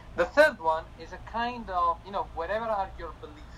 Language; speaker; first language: English; non-native, fluent; Italian